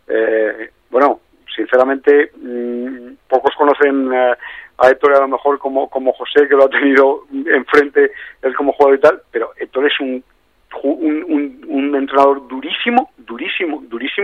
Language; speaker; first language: Spanish; native; Spanish